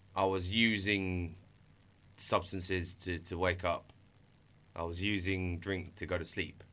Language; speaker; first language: English; native; English